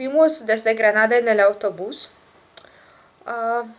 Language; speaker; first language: Spanish; non-native, learner; Russian